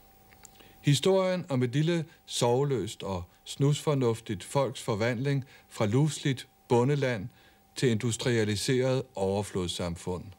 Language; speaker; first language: Danish; native; Danish